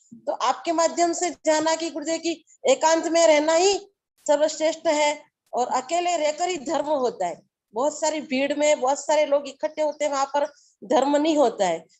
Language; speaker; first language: Hindi; native; Hindi